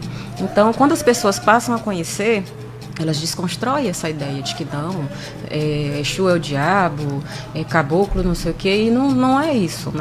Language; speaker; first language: Portuguese; native; Portuguese